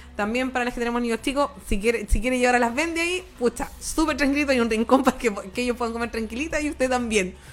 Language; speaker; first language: Spanish; native; Spanish